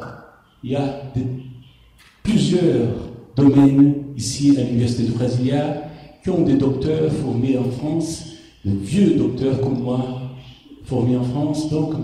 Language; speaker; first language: French; non-native, fluent; Portuguese